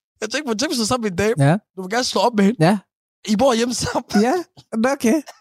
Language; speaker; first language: Danish; early bilingual, other home language; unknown